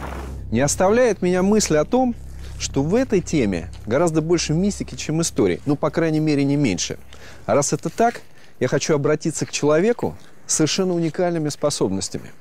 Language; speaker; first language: Russian; native; Russian